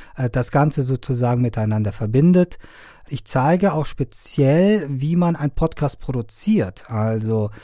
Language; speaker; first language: German; non-native, fluent; Persian